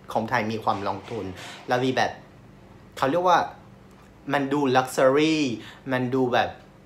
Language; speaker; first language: Thai; non-native, fluent; Vietnamese